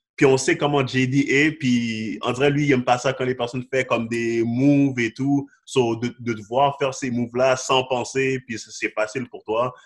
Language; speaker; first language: French; native; French